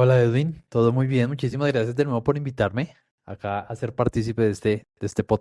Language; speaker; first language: Spanish; native; Spanish